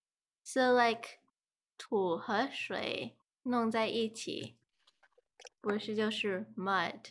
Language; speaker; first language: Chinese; early bilingual, heritage; Chinese